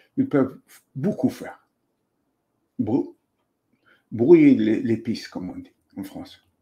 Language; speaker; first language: French; non-native, local second language; Arabic